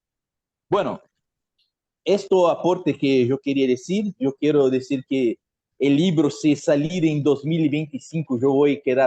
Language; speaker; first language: Spanish; non-native, fluent; Portuguese